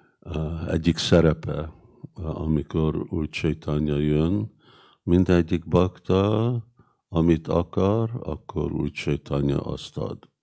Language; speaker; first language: Hungarian; early bilingual, heritage; Hungarian